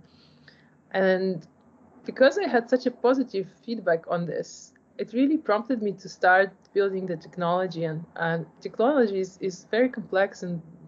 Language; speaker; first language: English; non-native, fluent; Polish